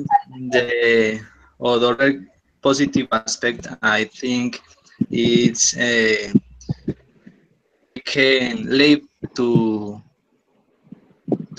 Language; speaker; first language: English; non-native, learner; Spanish